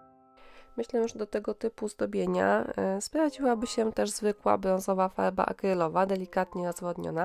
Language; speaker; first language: Polish; native; Polish